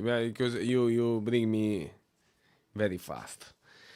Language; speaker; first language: English; non-native, learner; Italian